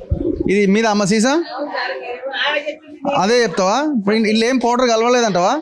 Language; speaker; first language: Telugu; native; Telugu